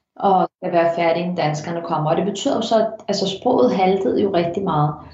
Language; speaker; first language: Danish; early bilingual, heritage; Danish